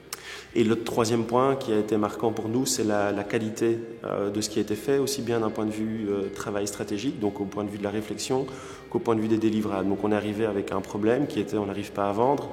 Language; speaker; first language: French; native; French